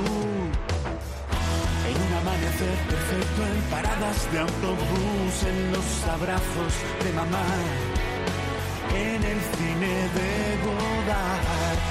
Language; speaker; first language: Spanish; native; Spanish